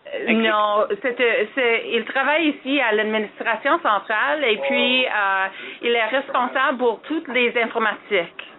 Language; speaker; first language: French; non-native, fluent; English